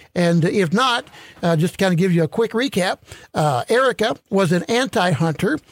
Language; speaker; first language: English; native; English